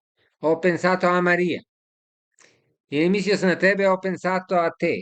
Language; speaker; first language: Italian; non-native, fluent; Serbian